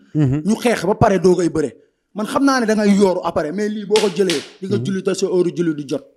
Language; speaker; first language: Wolof; non-native, local second language; Bambara